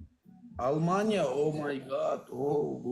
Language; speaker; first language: English; non-native, learner; Turkmen